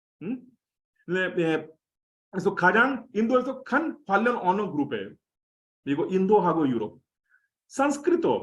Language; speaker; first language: Korean; non-native, fluent; Hindi